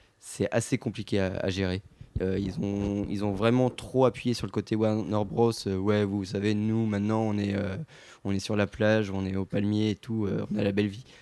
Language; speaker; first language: French; native; French